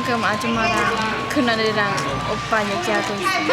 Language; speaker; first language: Korean; non-native, fluent; Khmer